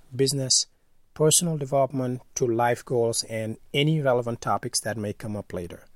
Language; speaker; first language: English; non-native, fluent; Wolof